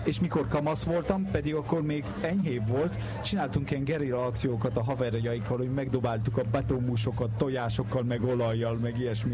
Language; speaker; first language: Hungarian; early bilingual, heritage; French